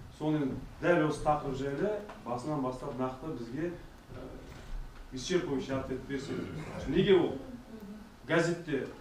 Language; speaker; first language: Kazakh; native; Kazakh